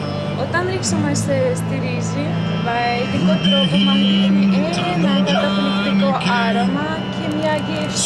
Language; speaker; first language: Greek; non-native, fluent; Ukrainian